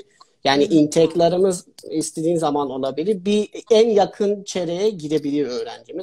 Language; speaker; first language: Turkish; non-native, fluent; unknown